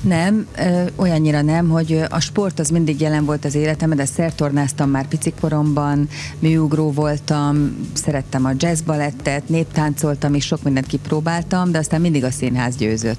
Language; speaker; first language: Hungarian; native; Hungarian